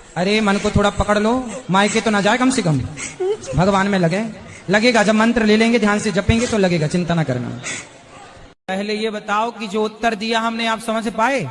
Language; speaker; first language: Hindi; native; Hindi